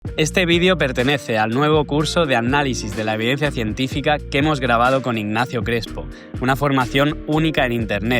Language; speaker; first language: Spanish; native; Spanish